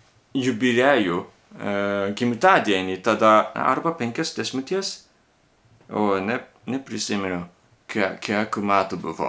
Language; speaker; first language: Lithuanian; non-native, learner; Japanese